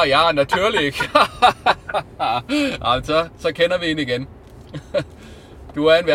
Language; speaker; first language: German; non-native, learner; Danish